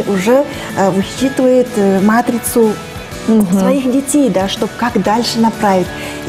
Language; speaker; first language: Russian; native; Russian